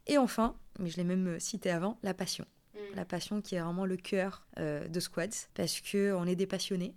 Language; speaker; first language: French; non-native, local second language; Arabic